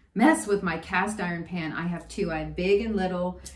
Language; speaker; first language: English; native; English